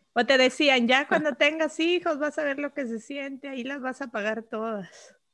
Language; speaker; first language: Spanish; native; Spanish